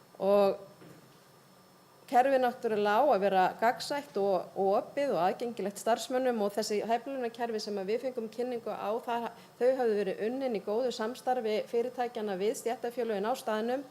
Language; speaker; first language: Icelandic; native; Icelandic